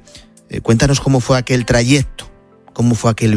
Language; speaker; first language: Spanish; native; Spanish